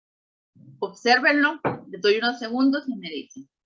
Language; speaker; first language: Spanish; native; Spanish